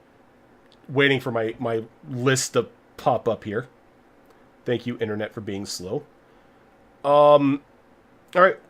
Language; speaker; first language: English; native; English